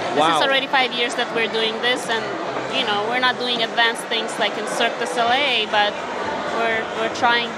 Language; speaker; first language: English; non-native, fluent; Ukrainian